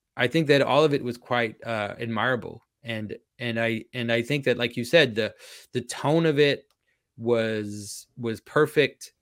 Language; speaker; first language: English; non-native, fluent; French